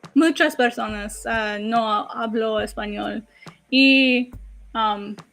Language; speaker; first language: Spanish; non-native, learner; English